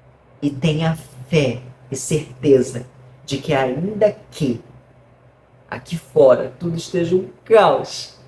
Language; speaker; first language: Portuguese; native; Portuguese